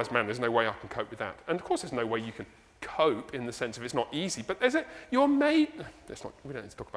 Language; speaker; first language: English; native; English